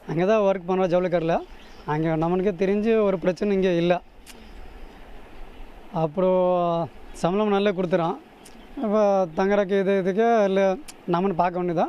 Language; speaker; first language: Tamil; non-native, learner; Hindi